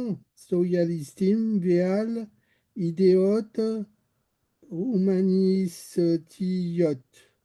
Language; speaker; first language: Hebrew; non-native, learner; French